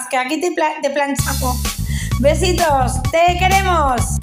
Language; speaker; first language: Spanish; native; Spanish